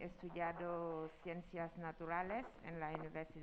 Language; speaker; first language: Spanish; non-native, fluent; Wolof